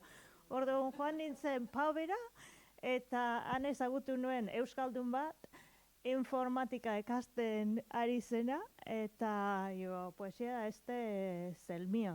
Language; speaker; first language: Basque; non-native, learner; English